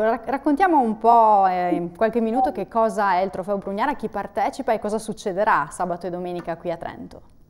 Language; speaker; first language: Italian; native; Italian